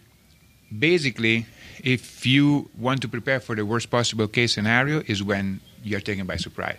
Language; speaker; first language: English; non-native, fluent; Italian